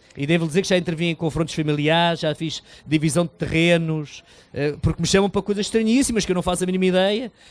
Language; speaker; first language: Portuguese; native; Portuguese